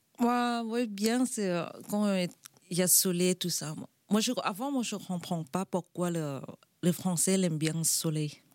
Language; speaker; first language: French; non-native, learner; Thai